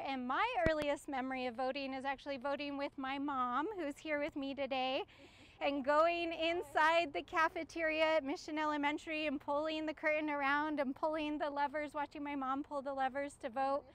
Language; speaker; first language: English; native; English